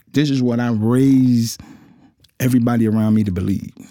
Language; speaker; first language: English; native; English